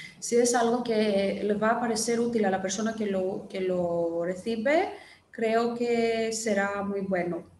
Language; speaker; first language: Spanish; non-native, fluent; Greek